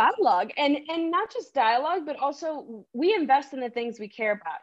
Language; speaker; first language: English; early bilingual, other home language; Spanish